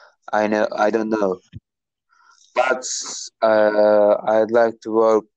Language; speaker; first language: English; non-native, learner; Turkish